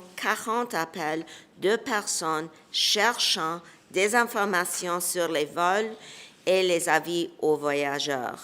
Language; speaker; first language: French; non-native, local second language; English